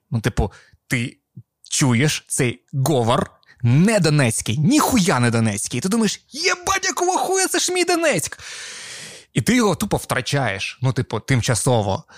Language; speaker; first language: Ukrainian; non-native, local second language; Russian